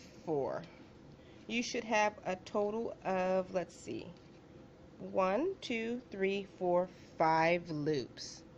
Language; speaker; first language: English; native; English